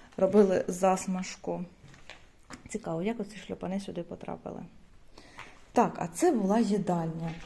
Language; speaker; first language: Ukrainian; native; Ukrainian